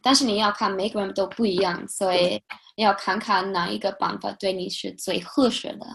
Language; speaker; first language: Chinese; non-native, fluent; English